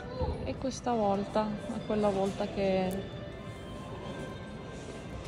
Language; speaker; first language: Italian; non-native, fluent; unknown